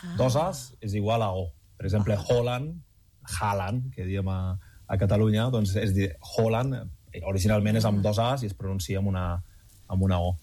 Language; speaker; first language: Catalan; native; Catalan